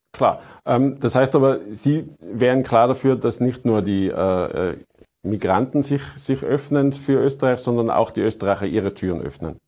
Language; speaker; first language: German; native; German